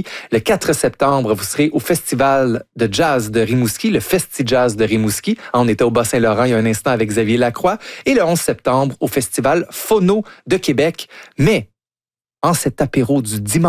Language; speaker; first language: French; native; French